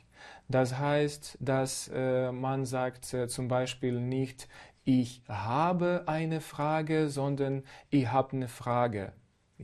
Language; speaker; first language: German; non-native, fluent; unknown